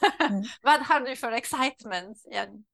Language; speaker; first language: Swedish; non-native, learner; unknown